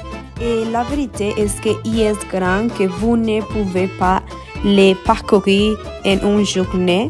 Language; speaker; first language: French; non-native, learner; Spanish